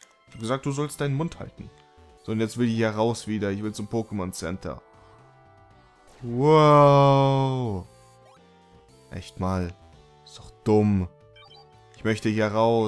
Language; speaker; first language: German; native; German